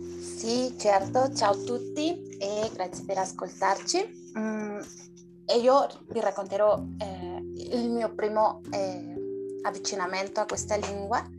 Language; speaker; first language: Italian; non-native, learner; Spanish